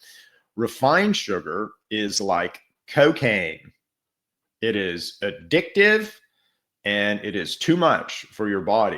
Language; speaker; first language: English; native; English